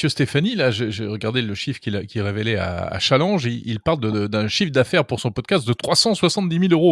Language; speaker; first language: French; native; French